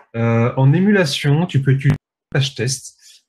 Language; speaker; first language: French; native; French